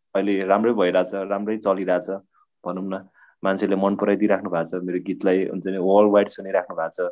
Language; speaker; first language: Nepali; non-native, local second language; Limbu